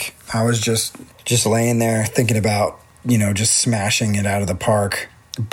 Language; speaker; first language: English; native; English